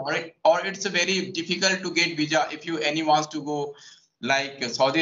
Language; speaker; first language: English; non-native, local second language; Hindi